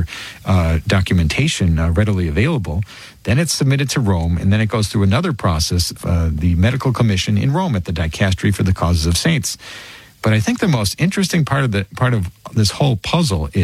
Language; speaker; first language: English; native; English